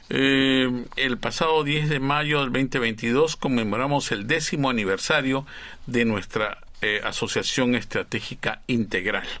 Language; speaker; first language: Spanish; native; Spanish